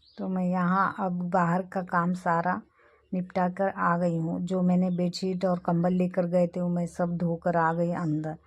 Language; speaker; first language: Hindi; non-native, local second language; Marathi